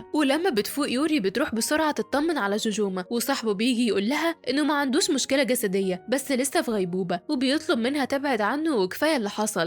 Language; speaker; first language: Arabic; native; Arabic